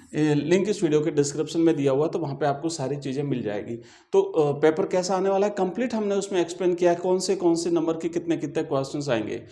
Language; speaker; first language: Hindi; native; Hindi